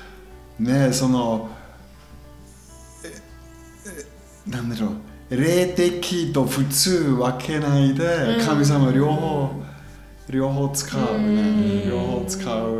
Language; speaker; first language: Japanese; non-native, fluent; German